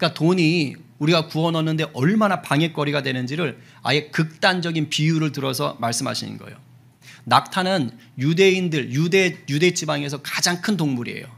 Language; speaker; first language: Korean; native; Korean